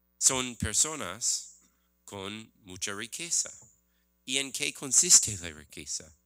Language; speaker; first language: Spanish; non-native, learner; English